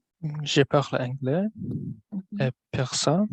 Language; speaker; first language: French; non-native, learner; Persian